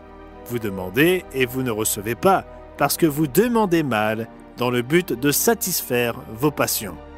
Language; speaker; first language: French; native; French